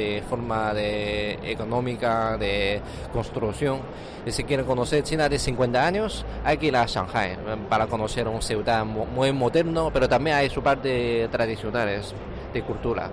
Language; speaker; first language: Spanish; non-native, fluent; Chinese